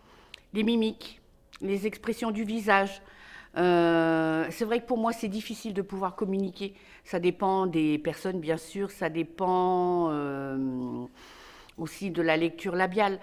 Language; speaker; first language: French; native; French